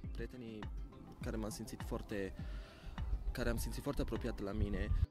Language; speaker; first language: Romanian; non-native, fluent; Italian